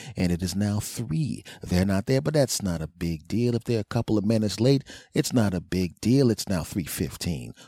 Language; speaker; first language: English; native; English